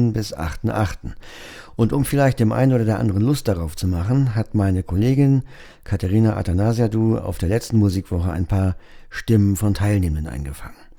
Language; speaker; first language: German; native; German